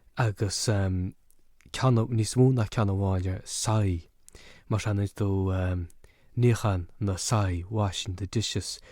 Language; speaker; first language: Irish; native; Irish